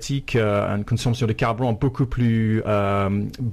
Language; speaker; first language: French; non-native, fluent; English